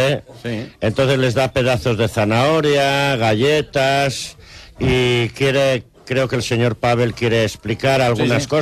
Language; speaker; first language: Spanish; native; Spanish